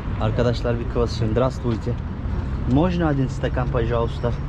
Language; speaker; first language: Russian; non-native, learner; Turkish